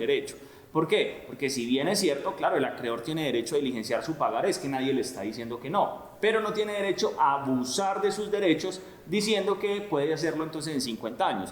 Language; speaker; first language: Spanish; native; Spanish